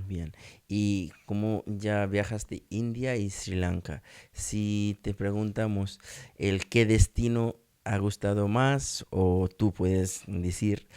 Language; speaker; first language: Spanish; non-native, learner; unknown